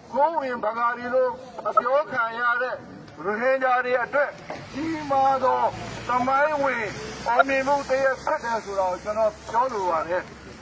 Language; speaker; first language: Burmese; non-native, local second language; Rohingya